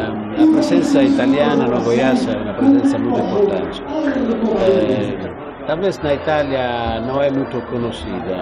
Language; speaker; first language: Portuguese; non-native, fluent; Italian